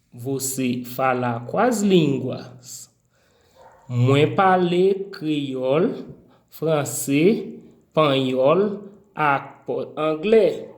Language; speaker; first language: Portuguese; non-native, fluent; Haitian Creole